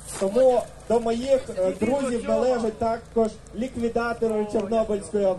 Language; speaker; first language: Ukrainian; non-native, learner; German